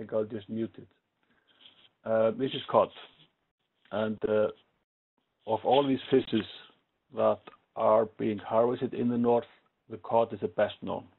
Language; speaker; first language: English; non-native, fluent; Icelandic